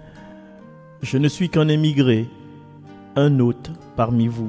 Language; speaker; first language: French; non-native, local second language; Malagasy